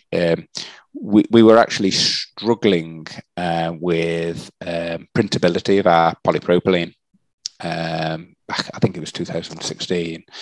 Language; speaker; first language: English; native; English